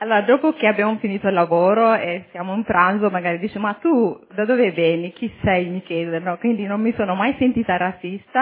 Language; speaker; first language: Italian; early bilingual, other home language; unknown